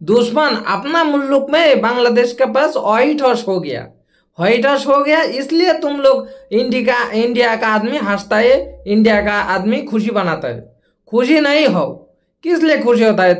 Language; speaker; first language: Hindi; non-native, learner; Bangla